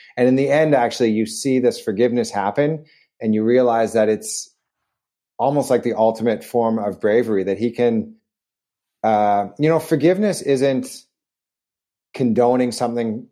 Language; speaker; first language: English; native; English